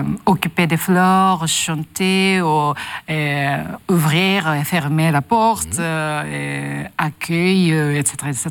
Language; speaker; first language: French; non-native, learner; Japanese